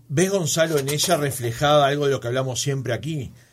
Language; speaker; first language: Spanish; native; Spanish